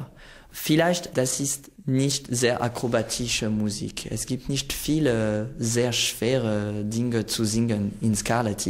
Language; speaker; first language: German; non-native, learner; French